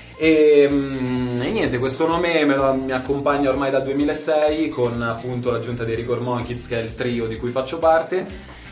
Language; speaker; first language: Italian; native; Italian